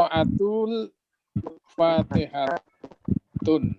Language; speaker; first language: Arabic; non-native, learner; Indonesian